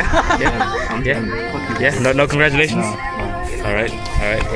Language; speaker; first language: English; native; English